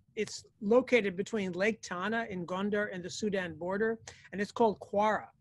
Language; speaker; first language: English; native; English